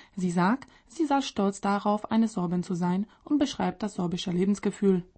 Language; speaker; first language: German; non-native, fluent; Czech